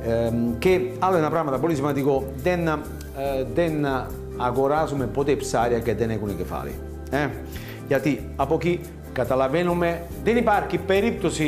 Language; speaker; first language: Greek; non-native, learner; Italian